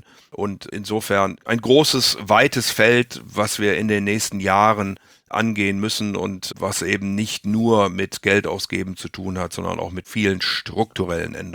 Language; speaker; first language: German; native; German